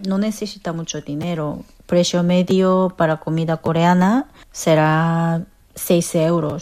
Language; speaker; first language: Spanish; non-native, fluent; Korean